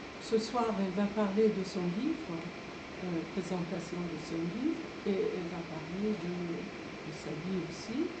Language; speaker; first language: French; non-native, fluent; Persian